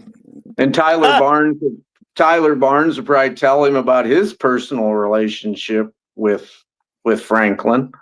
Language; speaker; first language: English; native; English